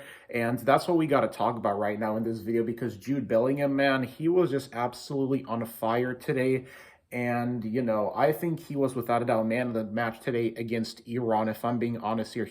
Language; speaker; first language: English; native; English